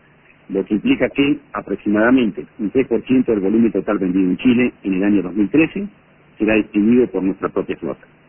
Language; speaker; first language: Spanish; native; Spanish